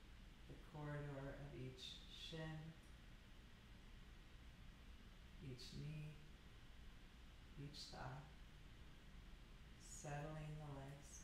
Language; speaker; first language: English; native; English